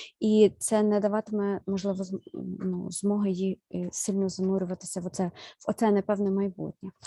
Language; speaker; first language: Ukrainian; native; Ukrainian